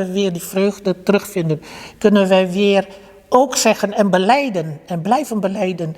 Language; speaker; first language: Dutch; early bilingual, other home language; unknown